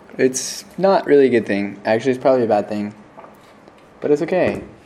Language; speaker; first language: English; native; English